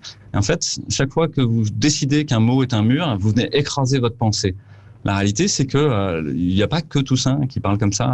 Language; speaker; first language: French; native; French